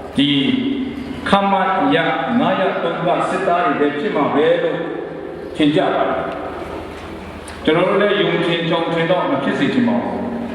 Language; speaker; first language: Burmese; non-native, local second language; Kachin